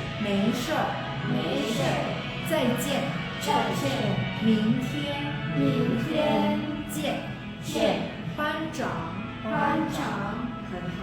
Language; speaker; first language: Chinese; non-native, fluent; Indonesian